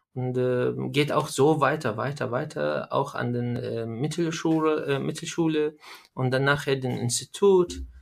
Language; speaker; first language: German; non-native, learner; Arabic